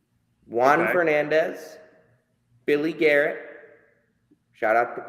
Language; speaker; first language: English; native; English